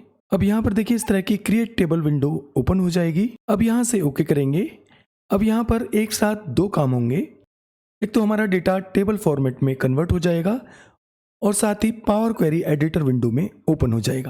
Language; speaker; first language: Hindi; native; Hindi